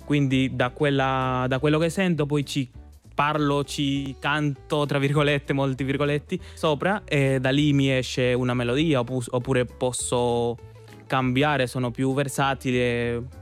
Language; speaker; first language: Italian; non-native, fluent; Spanish